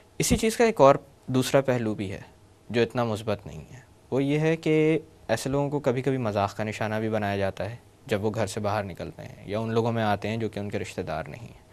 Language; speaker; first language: Urdu; native; Urdu